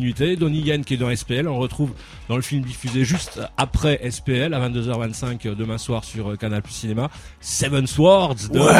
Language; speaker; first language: French; native; French